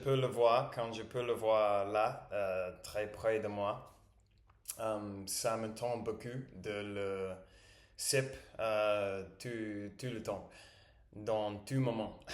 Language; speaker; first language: French; non-native, learner; English